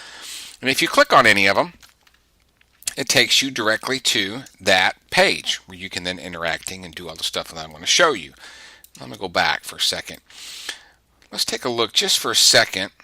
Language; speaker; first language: English; native; English